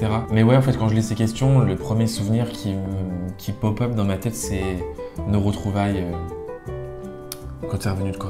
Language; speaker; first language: French; native; French